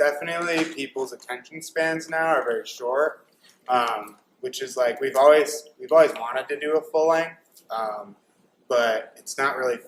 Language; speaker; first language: English; native; English